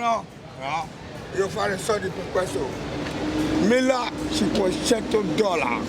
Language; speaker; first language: Italian; non-native, learner; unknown